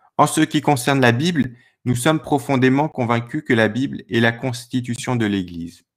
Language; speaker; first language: French; native; French